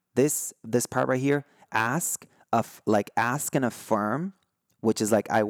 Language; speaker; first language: English; non-native, fluent; Portuguese